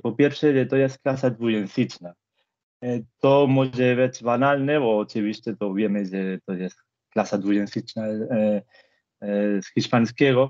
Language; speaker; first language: Polish; non-native, fluent; Spanish